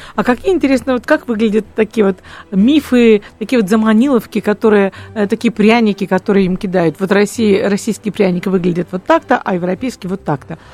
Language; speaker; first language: Russian; native; Russian